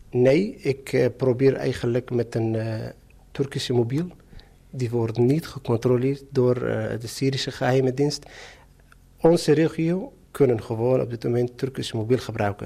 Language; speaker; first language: Dutch; non-native, fluent; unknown